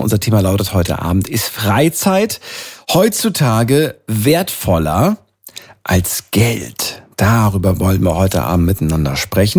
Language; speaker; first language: German; native; German